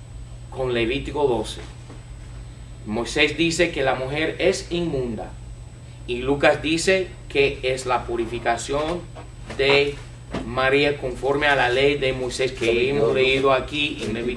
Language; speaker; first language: Spanish; non-native, fluent; English